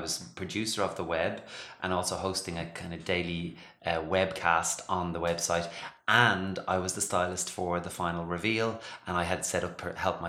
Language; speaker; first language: English; native; English